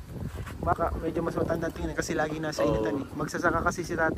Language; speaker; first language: Filipino; native; Filipino